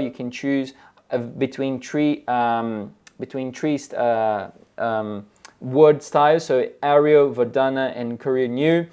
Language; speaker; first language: English; non-native, fluent; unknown